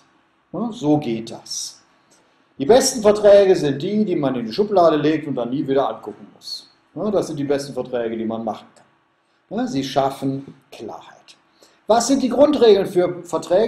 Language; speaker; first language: German; native; German